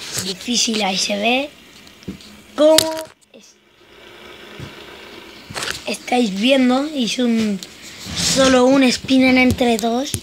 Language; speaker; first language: Spanish; native; Spanish